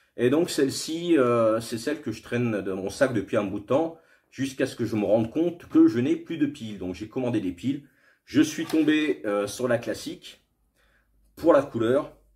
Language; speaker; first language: French; native; French